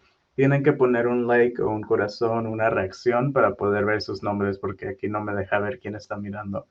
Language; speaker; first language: Spanish; native; Spanish